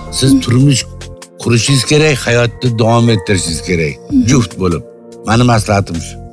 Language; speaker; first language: Uzbek; native; Uzbek